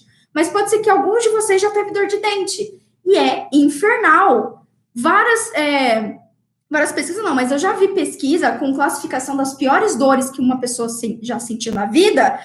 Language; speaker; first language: Portuguese; native; Portuguese